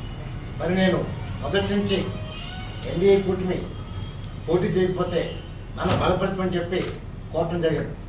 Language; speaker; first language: Telugu; native; Telugu